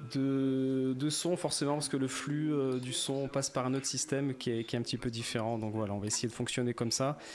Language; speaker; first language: French; native; French